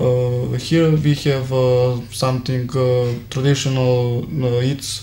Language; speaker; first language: English; non-native, learner; Serbian